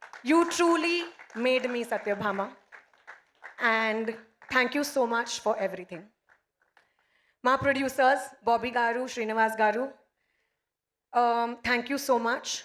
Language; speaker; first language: Telugu; non-native, learner; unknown